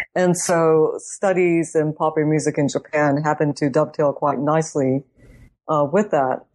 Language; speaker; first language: English; native; English